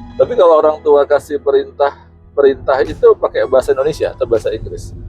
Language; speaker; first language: Indonesian; native; Indonesian